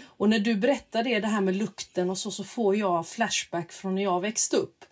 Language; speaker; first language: Swedish; early bilingual, other home language; Russian